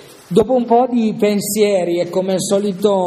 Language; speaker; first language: Italian; native; Italian